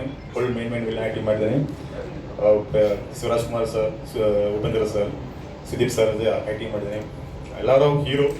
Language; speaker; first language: Kannada; non-native, learner; Tamil